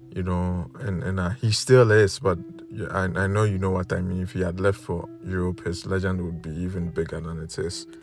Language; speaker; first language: English; non-native, local second language; Akan